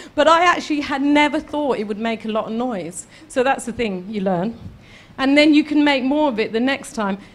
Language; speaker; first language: English; native; English